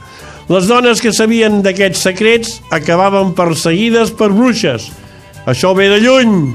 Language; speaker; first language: Catalan; native; Catalan